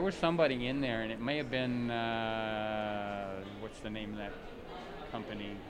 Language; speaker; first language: English; native; English